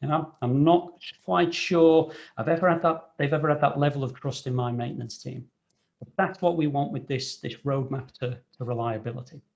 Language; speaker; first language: English; native; English